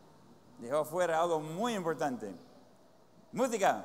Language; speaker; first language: Spanish; non-native, fluent; English